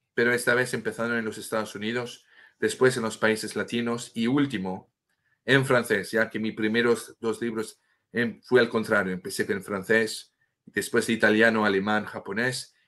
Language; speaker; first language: Spanish; non-native, fluent; French